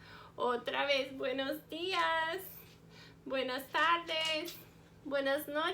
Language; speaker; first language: Spanish; non-native, fluent; English